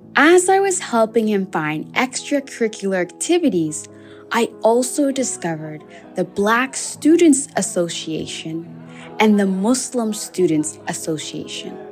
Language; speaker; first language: English; native; English